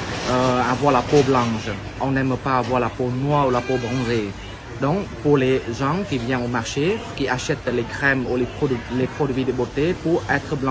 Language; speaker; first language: French; non-native, fluent; Khmer